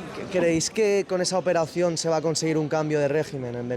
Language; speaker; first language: Spanish; native; Spanish